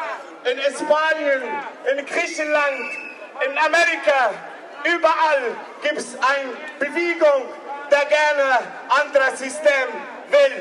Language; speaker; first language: German; non-native, learner; Arabic